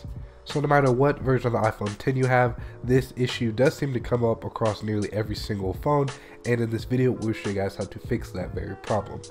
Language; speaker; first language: English; native; English